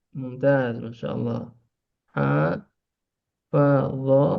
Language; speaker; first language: Arabic; non-native, fluent; Indonesian